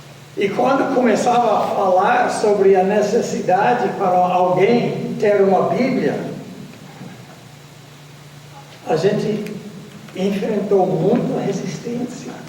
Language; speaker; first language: Portuguese; non-native, fluent; English